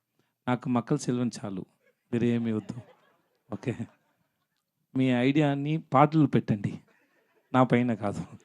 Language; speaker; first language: Telugu; non-native, learner; Tamil